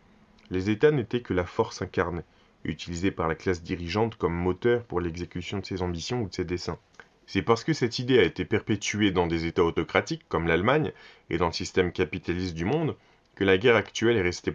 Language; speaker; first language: French; native; French